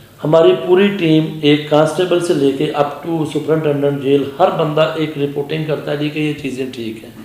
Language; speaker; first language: Urdu; non-native, local second language; Punjabi